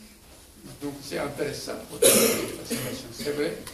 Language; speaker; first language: French; non-native, learner; Japanese